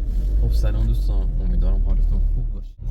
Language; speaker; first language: Persian; native; Persian